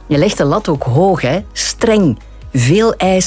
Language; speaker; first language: Dutch; native; Dutch